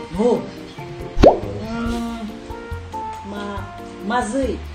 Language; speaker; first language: Japanese; non-native, learner; Filipino